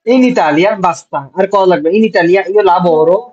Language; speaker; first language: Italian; non-native, fluent; Bangla